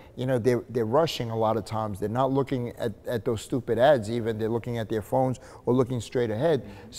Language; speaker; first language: English; native; English